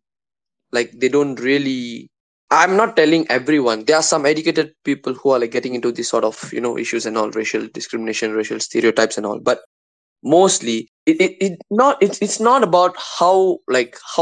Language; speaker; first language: English; non-native, local second language; Tamil